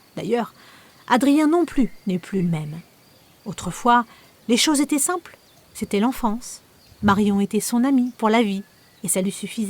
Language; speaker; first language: French; native; French